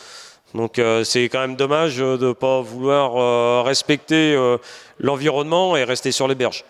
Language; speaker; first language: French; native; French